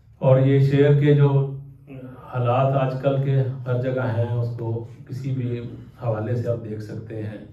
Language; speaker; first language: Urdu; non-native, local second language; Punjabi